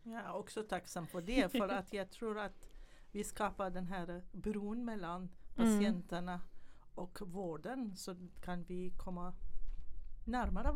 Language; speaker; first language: Swedish; non-native, fluent; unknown